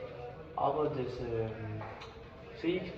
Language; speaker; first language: German; non-native, learner; Danish